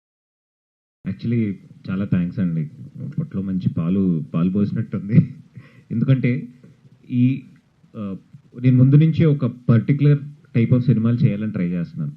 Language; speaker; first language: Telugu; native; Telugu